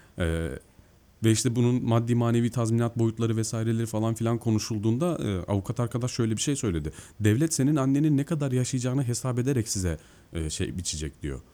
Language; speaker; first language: Turkish; native; Turkish